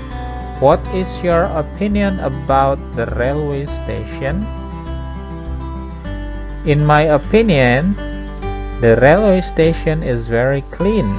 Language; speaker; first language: English; non-native, learner; Indonesian